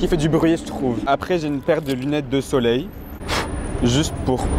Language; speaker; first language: French; native; French